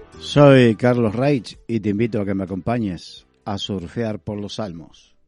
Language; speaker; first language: Spanish; native; Spanish